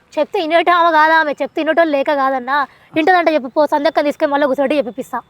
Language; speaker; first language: Telugu; native; Telugu